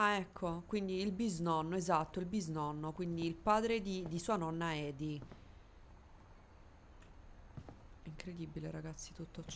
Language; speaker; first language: Italian; native; Italian